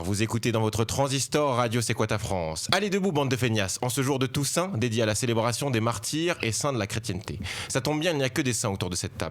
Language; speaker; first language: French; native; French